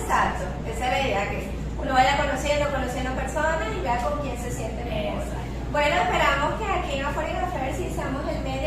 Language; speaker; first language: Spanish; native; Spanish